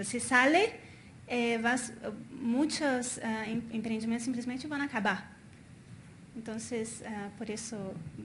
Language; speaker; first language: Spanish; non-native, fluent; Portuguese